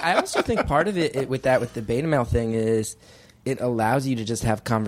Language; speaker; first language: English; native; English